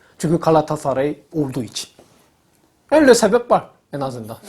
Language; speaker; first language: Turkish; non-native, learner; Korean